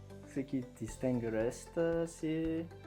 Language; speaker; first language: French; non-native, local second language; Malagasy